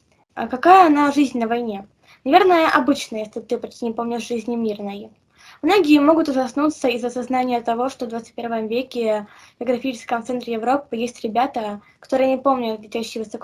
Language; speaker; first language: Russian; native; Russian